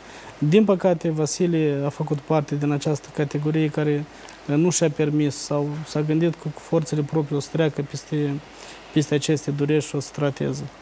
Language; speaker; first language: Romanian; native; Romanian